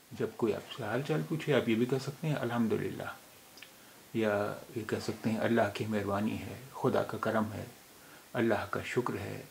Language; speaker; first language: Hindi; native; Hindi